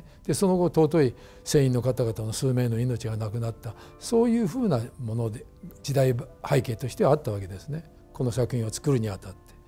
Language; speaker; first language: Japanese; native; Japanese